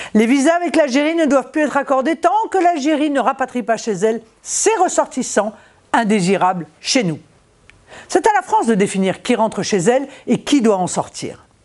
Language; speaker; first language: French; native; French